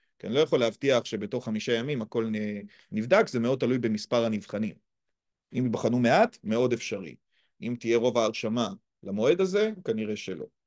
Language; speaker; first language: Hebrew; native; Hebrew